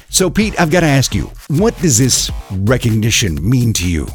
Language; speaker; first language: English; early bilingual, other home language; Spanish